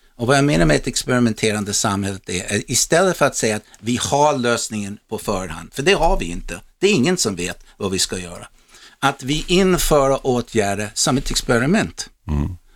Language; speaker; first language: Swedish; non-native, fluent; English